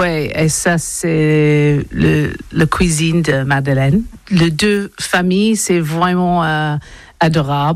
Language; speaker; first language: French; non-native, learner; English